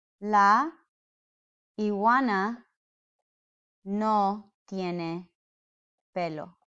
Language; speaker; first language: Spanish; non-native, fluent; English